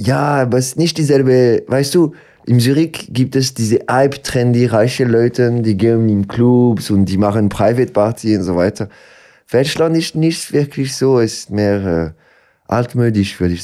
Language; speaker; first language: German; non-native, local second language; French